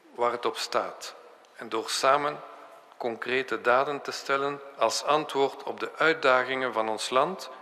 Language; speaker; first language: Dutch; non-native, local second language; French